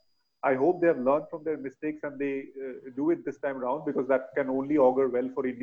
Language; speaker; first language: English; non-native, local second language; Bangla